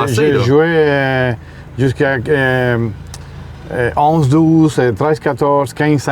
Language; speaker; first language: French; non-native, fluent; Spanish